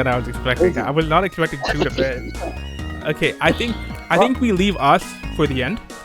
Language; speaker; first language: English; native; English